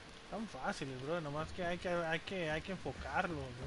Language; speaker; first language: Spanish; early bilingual, heritage; Spanish